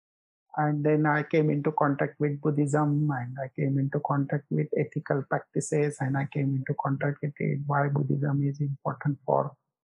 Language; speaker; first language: English; non-native, local second language; Marathi